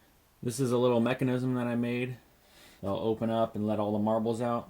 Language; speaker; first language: English; native; English